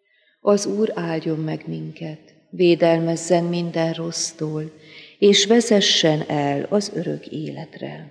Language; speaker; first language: Hungarian; native; Hungarian